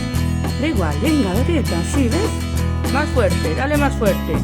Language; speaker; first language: Spanish; native; Spanish